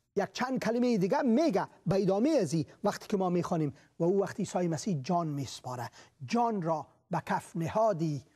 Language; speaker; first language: Persian; native; Persian